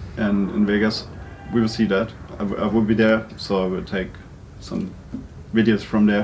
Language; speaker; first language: English; non-native, fluent; German